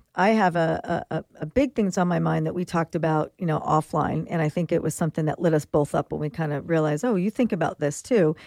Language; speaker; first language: English; native; English